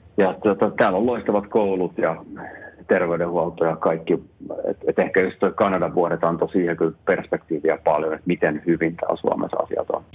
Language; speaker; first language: Finnish; native; Finnish